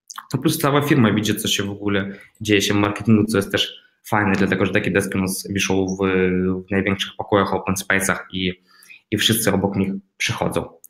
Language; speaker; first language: Polish; non-native, fluent; Ukrainian